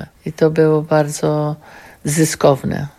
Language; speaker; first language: Polish; non-native, learner; English